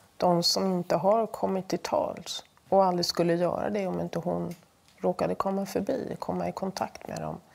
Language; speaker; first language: Swedish; native; Swedish